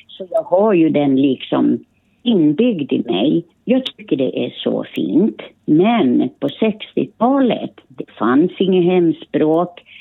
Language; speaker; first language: Swedish; early bilingual, other home language; Finnish